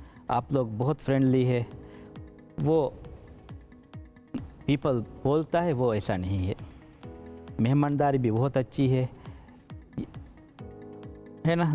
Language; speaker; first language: Hindi; non-native, learner; Divehi